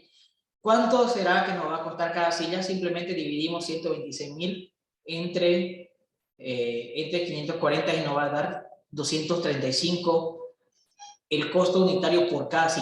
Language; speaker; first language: Spanish; native; Spanish